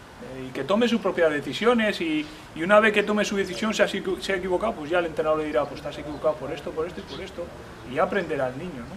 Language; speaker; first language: Spanish; native; Spanish